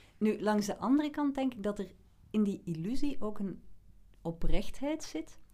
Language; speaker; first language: Dutch; native; Dutch